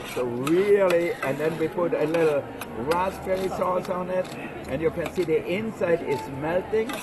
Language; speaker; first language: English; non-native, fluent; German